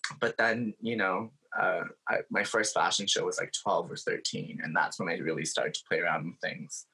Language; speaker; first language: English; native; English